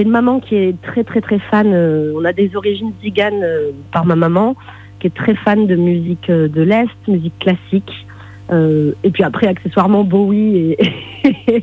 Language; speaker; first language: French; native; French